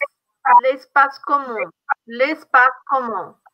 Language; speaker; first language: French; non-native, learner; Portuguese